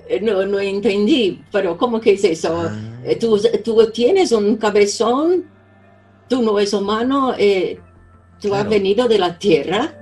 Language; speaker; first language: Spanish; non-native, fluent; Portuguese